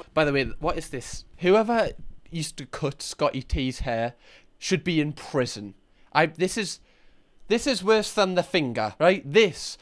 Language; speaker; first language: English; native; English